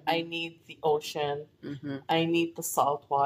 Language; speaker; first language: English; non-native, fluent; Arabic